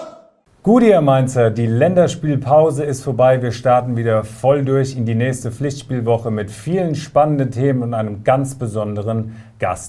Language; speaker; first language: German; native; German